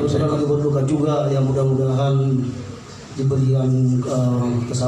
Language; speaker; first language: Indonesian; native; Indonesian